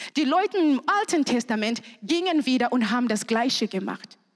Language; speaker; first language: German; non-native, fluent; Shona